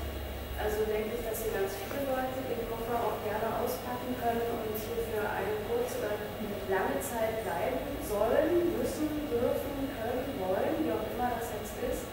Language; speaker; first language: German; early bilingual, other home language; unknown